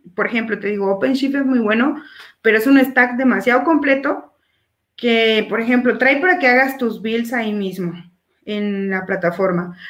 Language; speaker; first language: Spanish; native; Spanish